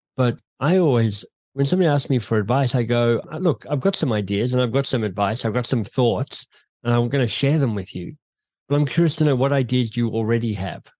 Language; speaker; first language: English; native; English